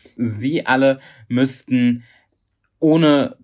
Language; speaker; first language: German; native; German